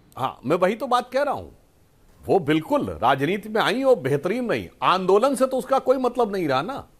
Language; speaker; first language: Hindi; native; Hindi